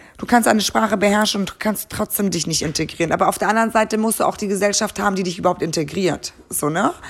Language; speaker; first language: German; early bilingual, other home language; Persian